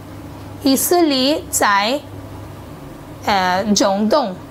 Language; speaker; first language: Chinese; non-native, learner; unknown